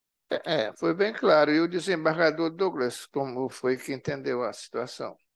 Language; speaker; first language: Portuguese; native; Portuguese